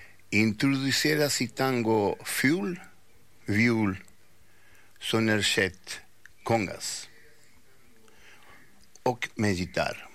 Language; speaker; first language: Swedish; non-native, fluent; Spanish